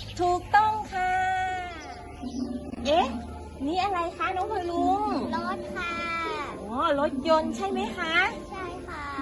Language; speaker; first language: Thai; native; Thai